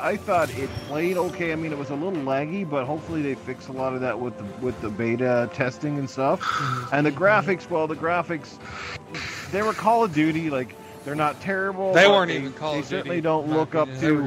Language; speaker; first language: English; native; English